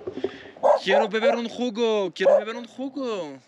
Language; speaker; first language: Spanish; non-native, learner; French